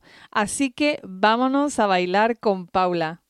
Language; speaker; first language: Spanish; native; Spanish